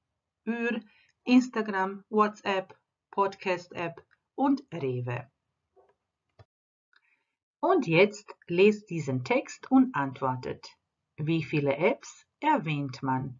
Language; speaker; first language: German; non-native, fluent; Croatian